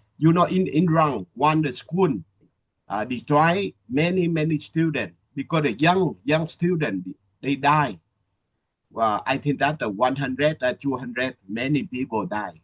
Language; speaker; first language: English; non-native, learner; Vietnamese